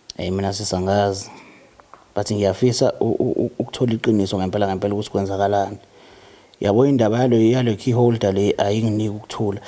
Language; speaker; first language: Zulu; native; Zulu